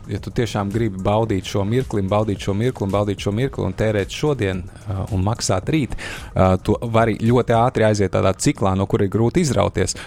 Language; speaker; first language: Latvian; native; Latvian